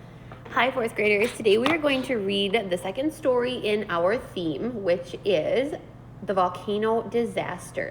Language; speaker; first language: English; native; English